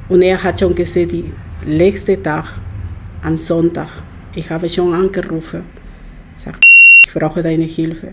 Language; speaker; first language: German; non-native, learner; Spanish